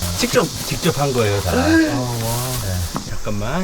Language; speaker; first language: Korean; native; Korean